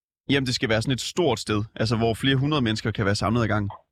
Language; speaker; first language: Danish; native; Danish